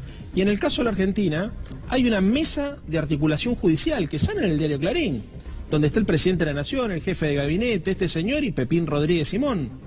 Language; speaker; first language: Spanish; native; Spanish